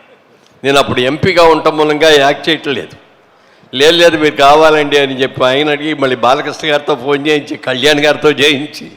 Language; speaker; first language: Telugu; native; Telugu